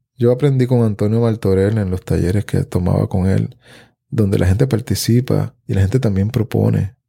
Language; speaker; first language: Spanish; native; Spanish